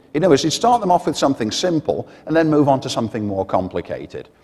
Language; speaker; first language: English; native; English